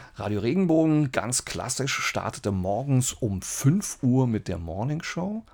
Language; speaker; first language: German; native; German